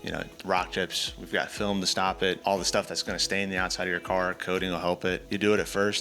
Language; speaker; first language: English; native; English